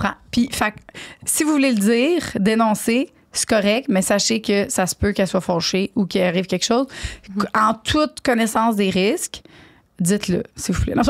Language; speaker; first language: French; native; French